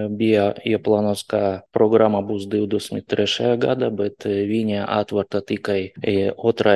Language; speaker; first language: Latvian; non-native, local second language; Russian